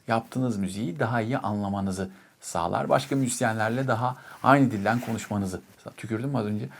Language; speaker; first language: Turkish; native; Turkish